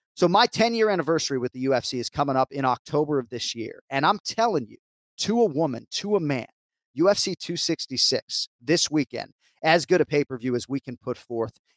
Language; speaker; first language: English; native; English